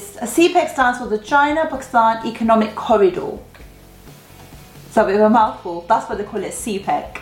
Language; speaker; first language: English; early bilingual, other home language; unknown